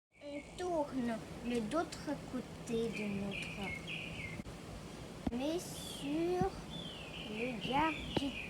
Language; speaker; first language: French; non-native, learner; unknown